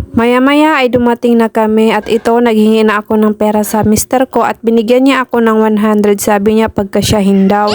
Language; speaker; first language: Filipino; non-native, local second language; Cebuano